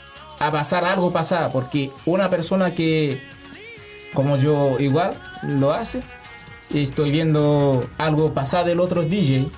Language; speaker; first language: Spanish; non-native, learner; Haitian Creole